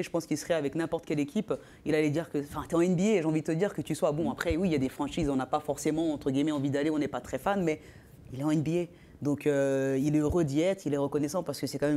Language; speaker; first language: French; native; French